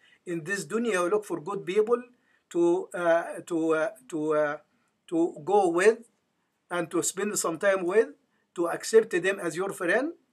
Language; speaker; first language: English; non-native, fluent; Arabic